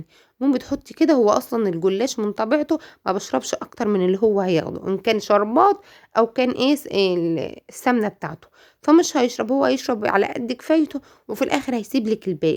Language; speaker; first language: Arabic; native; Arabic